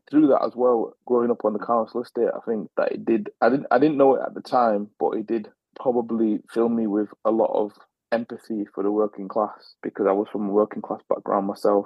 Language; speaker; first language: English; native; English